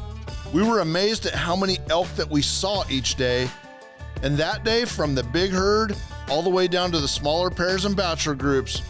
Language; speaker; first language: English; native; English